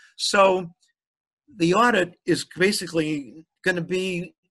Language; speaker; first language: English; native; English